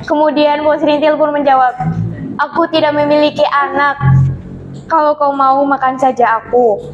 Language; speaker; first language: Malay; non-native, local second language; Javanese